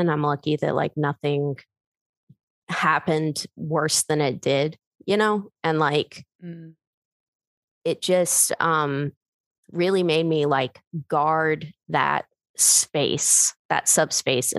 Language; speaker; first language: English; native; English